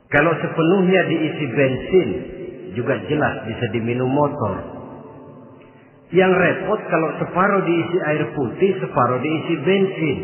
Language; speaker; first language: Indonesian; native; Indonesian